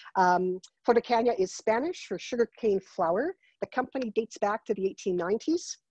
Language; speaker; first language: English; native; English